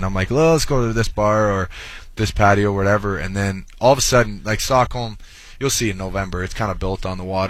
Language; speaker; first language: English; non-native, fluent; Swedish